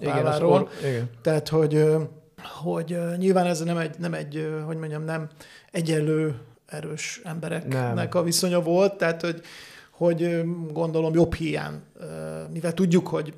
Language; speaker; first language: Hungarian; native; Hungarian